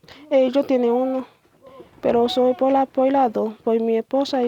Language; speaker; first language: Spanish; non-native, learner; Haitian Creole